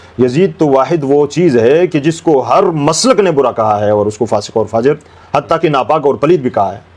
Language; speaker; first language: Urdu; non-native, local second language; Pashto